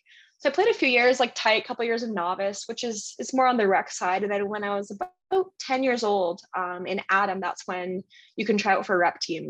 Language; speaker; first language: English; native; English